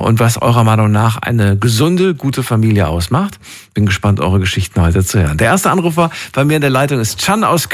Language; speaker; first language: German; native; German